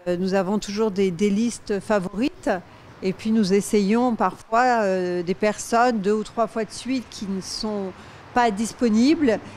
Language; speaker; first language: French; native; French